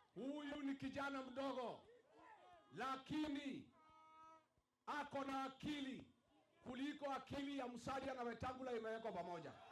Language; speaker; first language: Swahili; non-native, local second language; Kikuyu